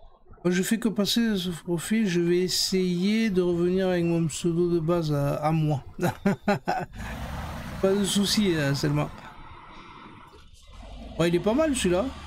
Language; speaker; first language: French; native; French